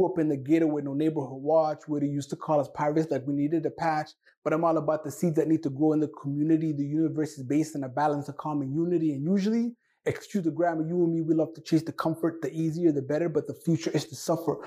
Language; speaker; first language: English; non-native, fluent; Somali